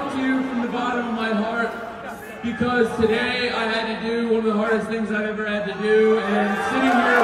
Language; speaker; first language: English; native; English